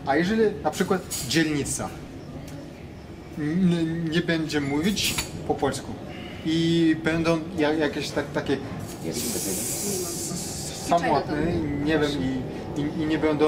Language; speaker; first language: Polish; non-native, learner; Kazakh